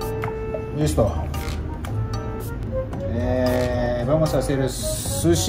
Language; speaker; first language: Spanish; non-native, learner; Japanese